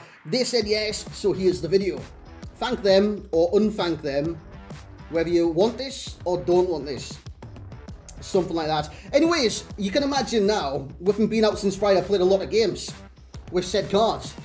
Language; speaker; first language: English; native; English